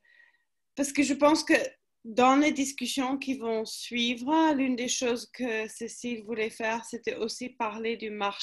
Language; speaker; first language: French; non-native, fluent; English